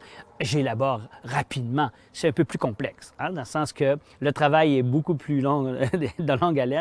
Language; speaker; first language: French; native; French